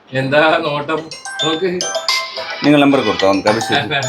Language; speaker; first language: Malayalam; non-native, learner; Kannada